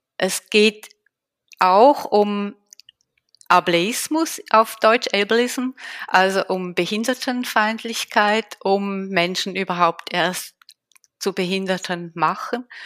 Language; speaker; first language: German; native; German